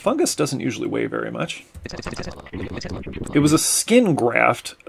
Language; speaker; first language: English; native; English